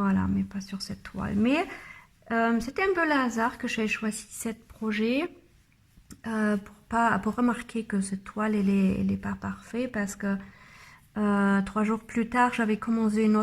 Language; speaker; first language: French; non-native, learner; German